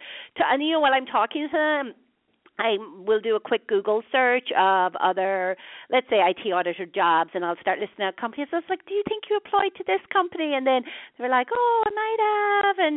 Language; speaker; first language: English; native; English